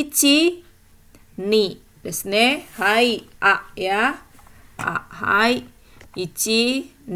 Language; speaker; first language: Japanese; non-native, fluent; Indonesian